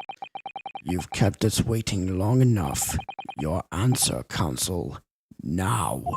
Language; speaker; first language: English; native; English